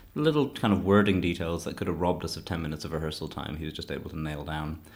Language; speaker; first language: English; native; English